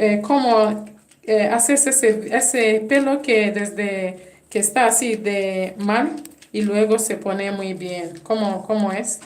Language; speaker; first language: Spanish; non-native, fluent; English